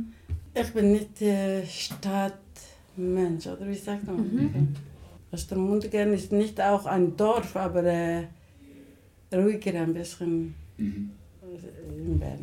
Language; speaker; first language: German; non-native, learner; Somali